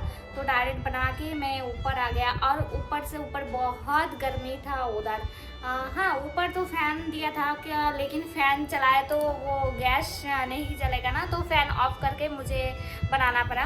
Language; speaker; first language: Hindi; non-native, local second language; Bangla